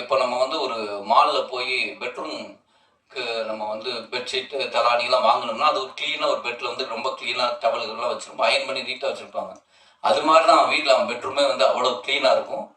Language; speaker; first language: Tamil; native; Tamil